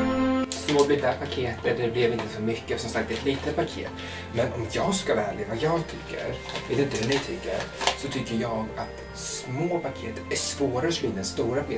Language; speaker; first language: Swedish; native; Swedish